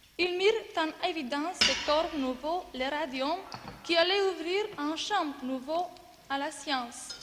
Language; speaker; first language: French; non-native, learner; Macedonian